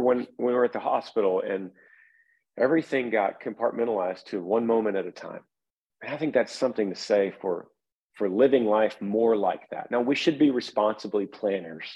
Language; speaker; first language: English; native; English